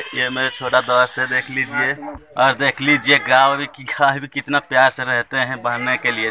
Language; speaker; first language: Hindi; non-native, local second language; Odia